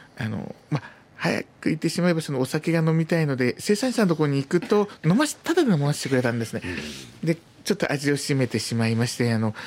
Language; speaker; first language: Japanese; native; Japanese